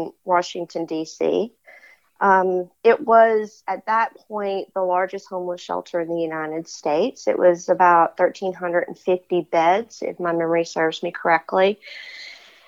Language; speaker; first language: English; native; English